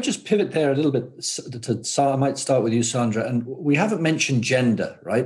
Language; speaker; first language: English; native; English